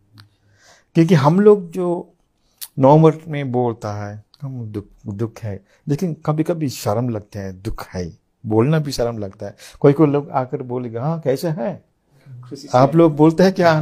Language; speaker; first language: Hindi; non-native, fluent; Sinhala